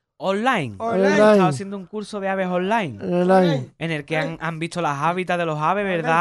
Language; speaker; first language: Spanish; native; Spanish